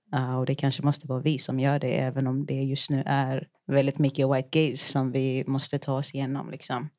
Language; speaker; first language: Swedish; early bilingual, other home language; Yoruba